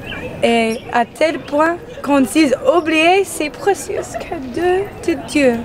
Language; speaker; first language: French; non-native, learner; English